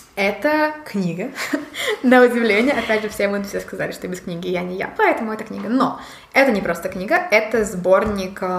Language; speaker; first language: Russian; native; Russian